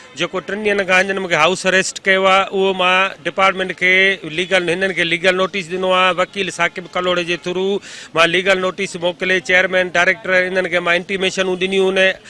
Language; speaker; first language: Sindhi; native; Sindhi